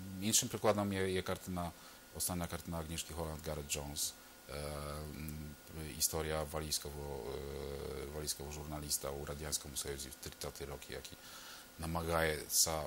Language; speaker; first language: Ukrainian; non-native, fluent; Polish